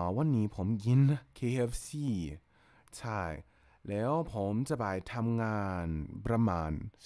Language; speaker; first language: Thai; non-native, learner; English